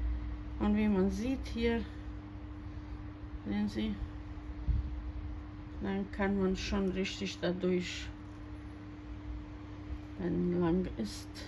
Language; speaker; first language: German; non-native, fluent; Croatian